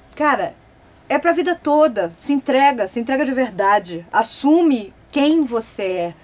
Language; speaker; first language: Portuguese; native; Portuguese